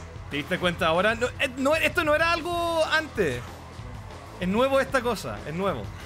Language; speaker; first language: Spanish; native; Spanish